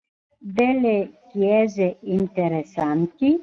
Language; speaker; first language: Italian; non-native, learner; Bulgarian